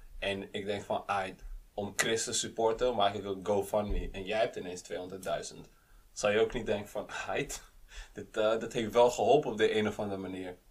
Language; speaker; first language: Dutch; native; Dutch